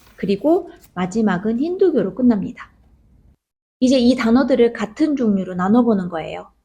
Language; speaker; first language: Korean; native; Korean